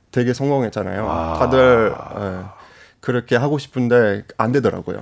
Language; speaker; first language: Korean; non-native, fluent; French